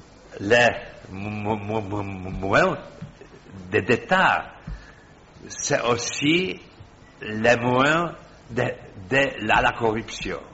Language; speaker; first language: French; non-native, fluent; Polish